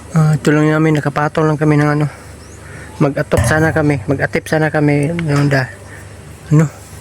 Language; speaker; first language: Filipino; non-native, local second language; Cebuano